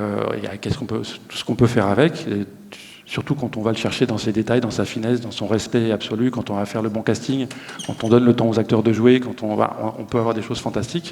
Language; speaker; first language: French; native; French